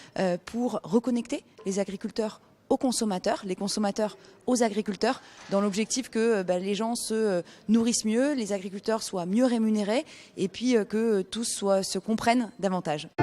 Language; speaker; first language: French; native; French